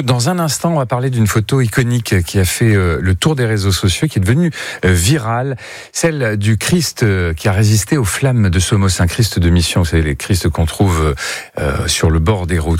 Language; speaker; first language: French; native; French